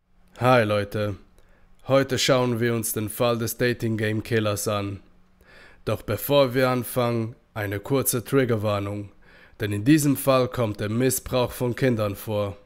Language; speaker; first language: German; native; German